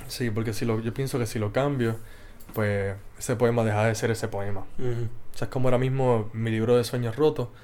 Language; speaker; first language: Spanish; native; Spanish